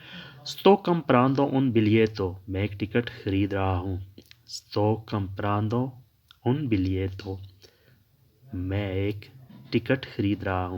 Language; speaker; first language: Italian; non-native, learner; Urdu